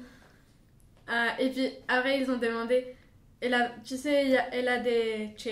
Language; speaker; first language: French; non-native, fluent; Bulgarian